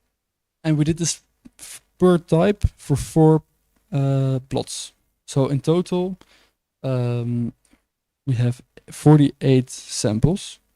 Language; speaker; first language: English; non-native, fluent; Dutch